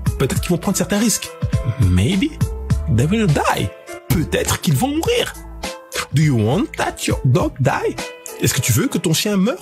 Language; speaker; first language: French; native; French